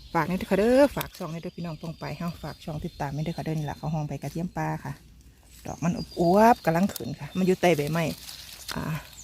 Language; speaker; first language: Thai; native; Thai